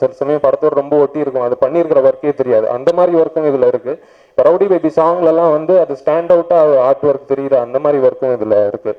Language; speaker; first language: Tamil; native; Tamil